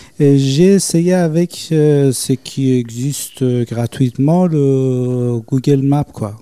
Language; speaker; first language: French; non-native, fluent; Persian